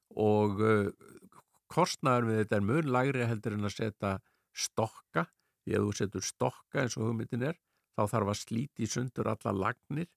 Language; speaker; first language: Icelandic; native; Icelandic